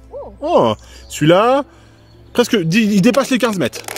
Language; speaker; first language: French; native; French